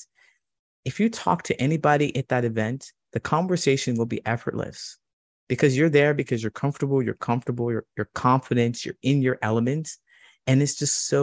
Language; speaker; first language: English; native; English